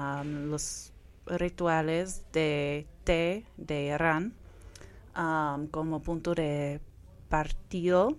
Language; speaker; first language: Spanish; non-native, fluent; English